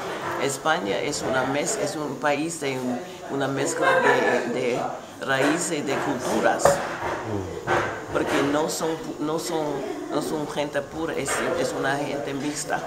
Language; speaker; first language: Spanish; non-native, fluent; English